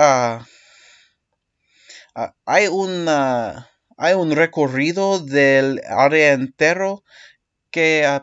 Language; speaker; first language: Spanish; non-native, learner; English